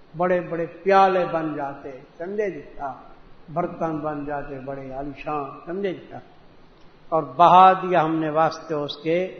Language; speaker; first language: Urdu; non-native, local second language; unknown